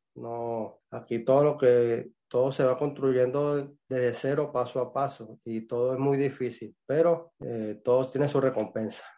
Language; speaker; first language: Spanish; native; Spanish